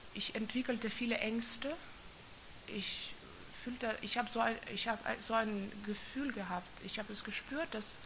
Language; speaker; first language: German; non-native, fluent; Russian